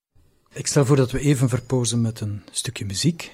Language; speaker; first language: German; non-native, learner; Dutch